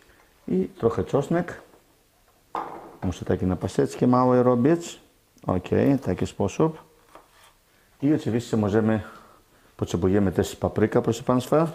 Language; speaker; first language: Polish; non-native, learner; Greek